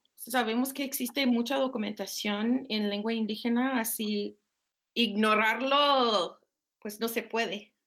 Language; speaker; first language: Spanish; non-native, fluent; English